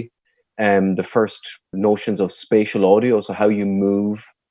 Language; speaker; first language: English; native; English